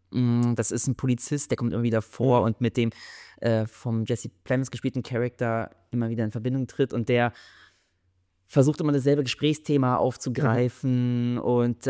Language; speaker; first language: German; native; German